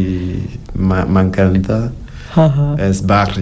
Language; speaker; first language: Catalan; non-native, learner; Portuguese